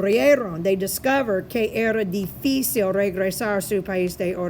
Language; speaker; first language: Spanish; non-native, fluent; English